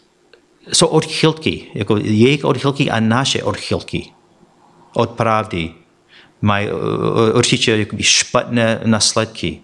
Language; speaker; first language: Czech; non-native, fluent; English